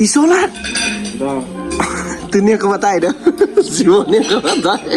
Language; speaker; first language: Russian; non-native, learner; Lao